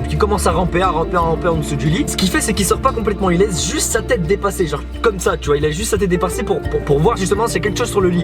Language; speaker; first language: French; native; French